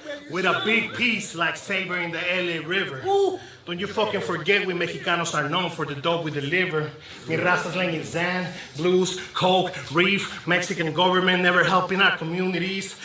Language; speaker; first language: English; non-native, fluent; Spanish